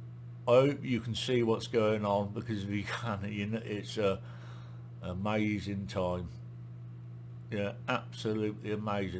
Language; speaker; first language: English; native; English